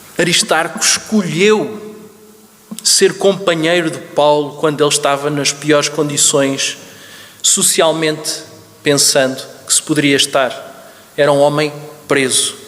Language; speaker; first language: Portuguese; native; Portuguese